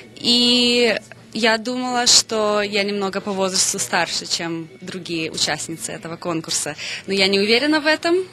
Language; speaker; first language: Russian; native; Russian